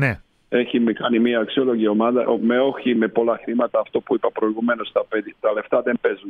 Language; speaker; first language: Greek; non-native, fluent; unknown